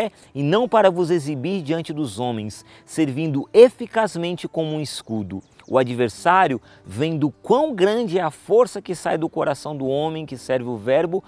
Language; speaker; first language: Portuguese; native; Portuguese